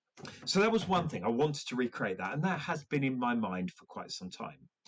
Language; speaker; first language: English; native; English